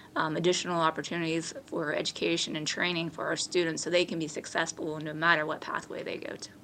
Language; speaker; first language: English; native; English